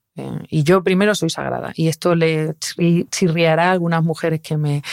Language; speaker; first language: Spanish; native; Spanish